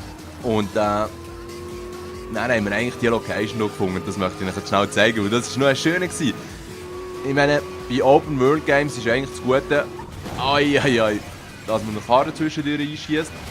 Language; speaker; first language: German; native; German